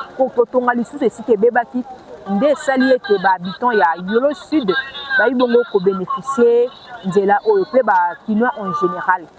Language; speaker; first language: Lingala; native; Lingala